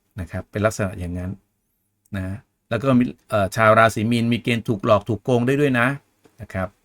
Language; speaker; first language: Thai; native; Thai